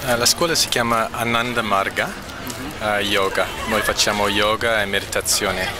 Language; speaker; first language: Italian; non-native, fluent; English